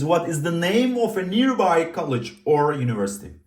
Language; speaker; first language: English; non-native, fluent; Turkish